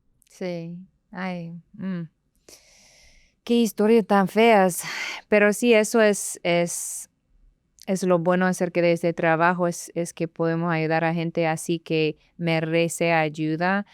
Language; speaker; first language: Spanish; non-native, fluent; English